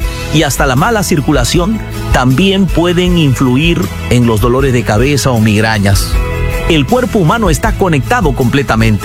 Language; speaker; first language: Spanish; native; Spanish